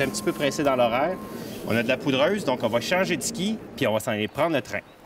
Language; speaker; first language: French; native; French